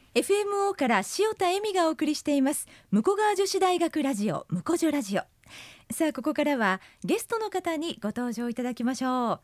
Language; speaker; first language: Japanese; native; Japanese